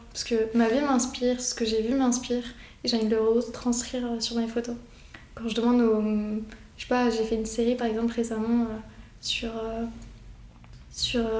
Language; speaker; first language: French; early bilingual, other home language; Arabic